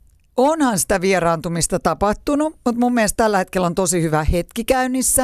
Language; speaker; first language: Finnish; native; Finnish